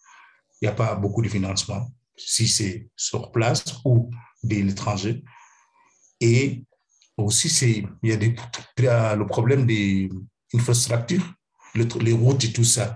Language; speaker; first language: French; non-native, fluent; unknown